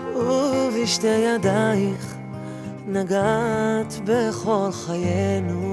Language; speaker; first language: Hebrew; native; Hebrew